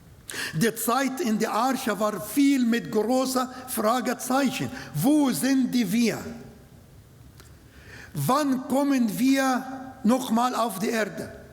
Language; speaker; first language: German; non-native, learner; Arabic